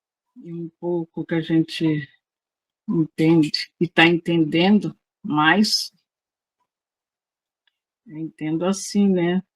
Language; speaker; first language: Portuguese; native; Portuguese